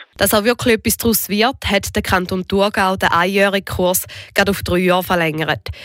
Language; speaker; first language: German; native; German